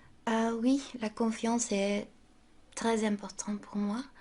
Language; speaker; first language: French; non-native, local second language; Dutch